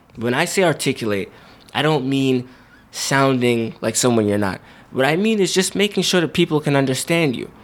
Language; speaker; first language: English; native; English